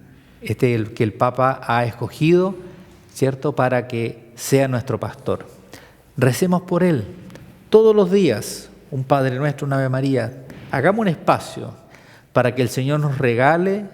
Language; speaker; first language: Spanish; native; Spanish